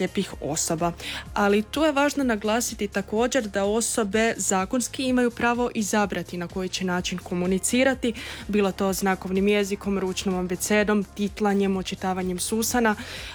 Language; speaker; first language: Croatian; native; Croatian